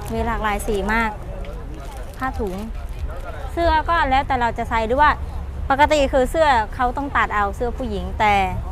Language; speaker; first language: Thai; non-native, fluent; Mon